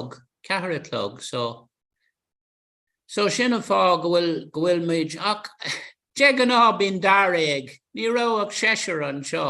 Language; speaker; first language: Irish; non-native, local second language; English